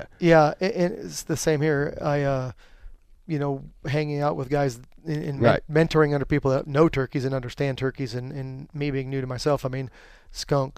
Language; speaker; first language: English; native; English